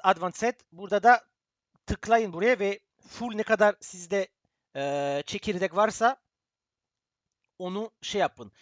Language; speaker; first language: Turkish; early bilingual, heritage; Turkish